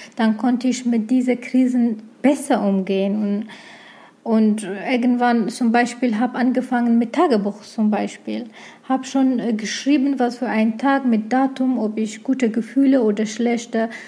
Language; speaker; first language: German; non-native, learner; Arabic